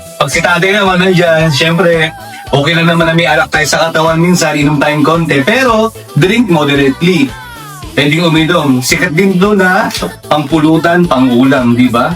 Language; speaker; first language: Filipino; non-native, local second language; Pampanga